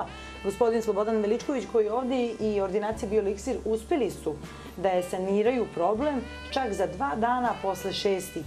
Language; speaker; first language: Serbian; native; Serbian